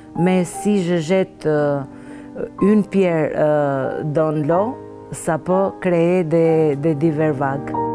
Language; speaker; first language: French; non-native, fluent; Albanian